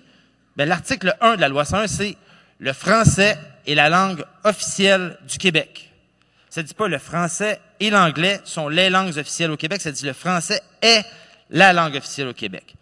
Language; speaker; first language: French; native; French